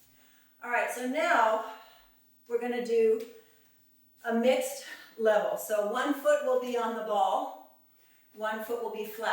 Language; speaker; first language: English; native; English